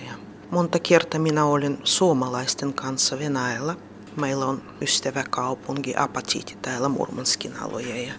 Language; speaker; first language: Finnish; non-native, learner; Russian